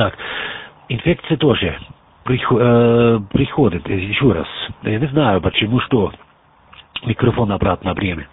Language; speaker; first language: Russian; non-native, learner; German